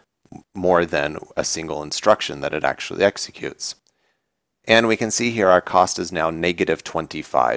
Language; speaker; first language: English; native; English